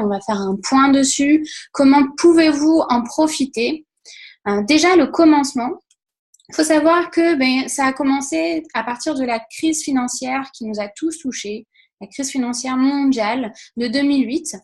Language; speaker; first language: French; native; French